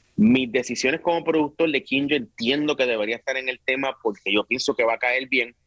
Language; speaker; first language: Spanish; native; Spanish